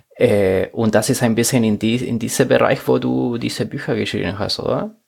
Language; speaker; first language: German; non-native, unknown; Spanish